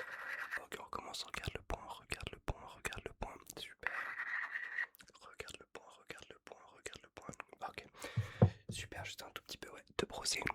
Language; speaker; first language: French; native; French